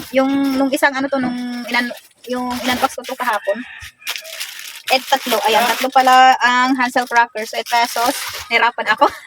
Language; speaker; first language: Filipino; non-native, local second language; Waray